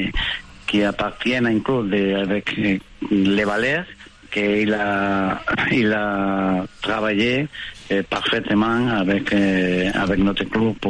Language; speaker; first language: French; non-native, fluent; Spanish